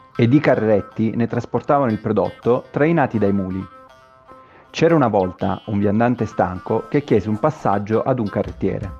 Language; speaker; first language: Italian; native; Italian